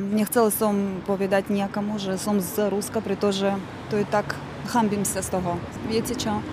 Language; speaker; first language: Slovak; non-native, learner; Russian